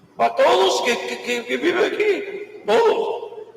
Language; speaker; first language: Spanish; non-native, learner; English